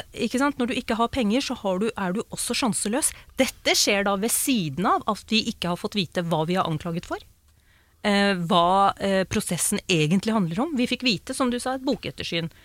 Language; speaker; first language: Norwegian; early bilingual, other home language; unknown